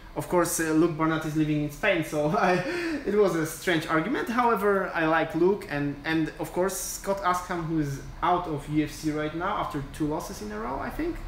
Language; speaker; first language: English; non-native, fluent; Polish